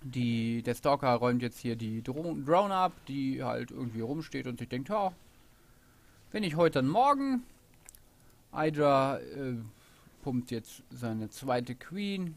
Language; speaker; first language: German; native; German